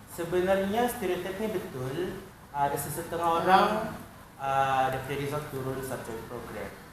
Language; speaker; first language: Malay; native; Malay